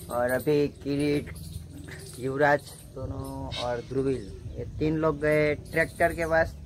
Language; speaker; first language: Hindi; non-native, local second language; Gujarati